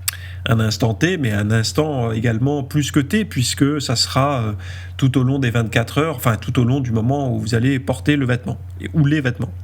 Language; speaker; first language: French; native; French